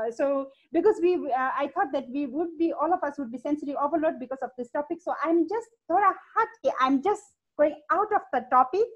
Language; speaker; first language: English; non-native, fluent; Hindi